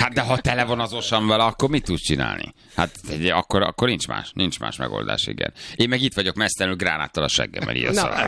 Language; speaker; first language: Hungarian; native; Hungarian